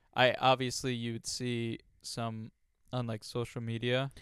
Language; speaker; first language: English; early bilingual, other home language; Hungarian